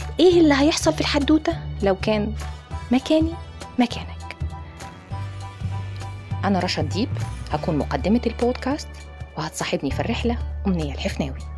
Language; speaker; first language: Arabic; native; Arabic